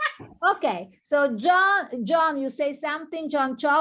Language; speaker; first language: English; non-native, fluent; Italian